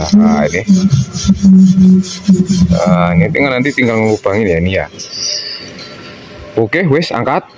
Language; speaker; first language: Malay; non-native, local second language; Javanese